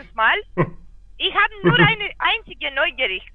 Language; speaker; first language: German; non-native, learner; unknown